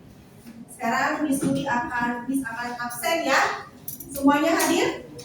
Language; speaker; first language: Indonesian; native; Indonesian